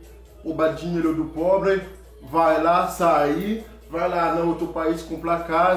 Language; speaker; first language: Portuguese; non-native, learner; Haitian Creole